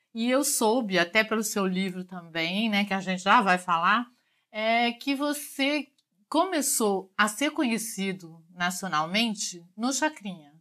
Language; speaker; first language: Portuguese; native; Portuguese